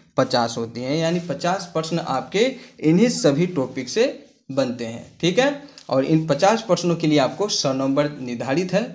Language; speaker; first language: Hindi; native; Hindi